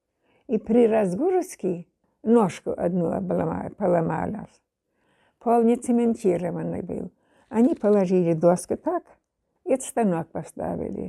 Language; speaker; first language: Russian; non-native, local second language; German